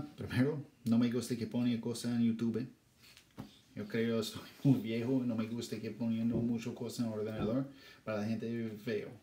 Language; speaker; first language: Spanish; non-native, learner; English